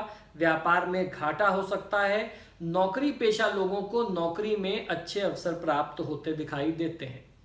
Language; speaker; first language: Hindi; native; Hindi